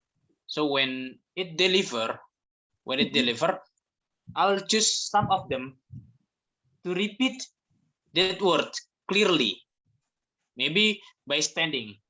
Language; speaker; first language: English; non-native, fluent; Indonesian